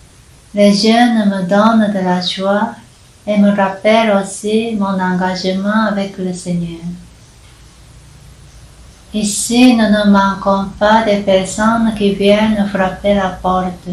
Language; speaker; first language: French; non-native, fluent; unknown